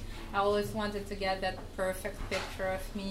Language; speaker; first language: English; non-native, fluent; Russian